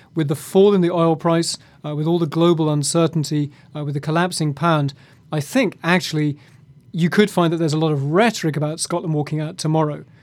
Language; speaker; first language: English; native; English